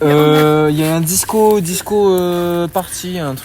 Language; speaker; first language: French; native; French